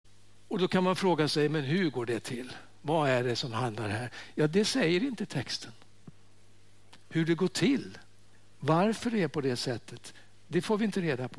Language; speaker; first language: Swedish; native; Swedish